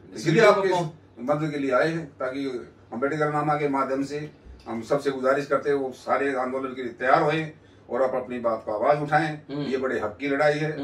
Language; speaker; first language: Hindi; native; Hindi